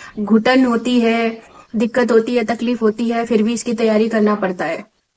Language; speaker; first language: Hindi; non-native, local second language; Assamese